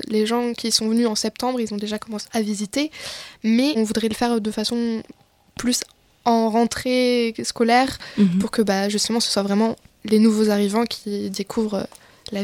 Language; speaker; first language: French; native; French